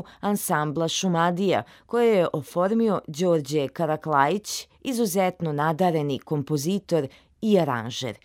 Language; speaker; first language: Serbian; native; Serbian